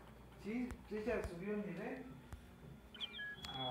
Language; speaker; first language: Spanish; native; Spanish